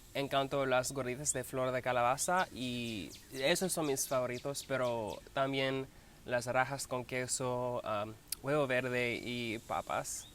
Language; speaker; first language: Spanish; non-native, learner; English